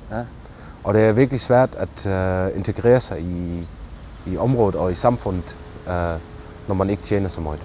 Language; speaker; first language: Danish; non-native, local second language; German